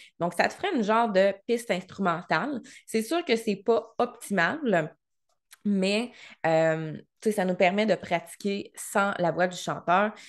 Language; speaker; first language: French; native; French